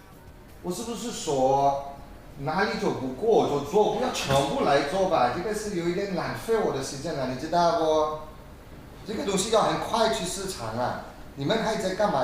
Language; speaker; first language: Chinese; non-native, fluent; Morisyen